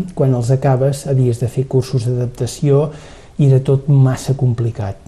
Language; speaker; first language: Catalan; native; Catalan